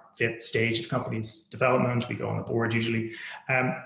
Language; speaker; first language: English; native; English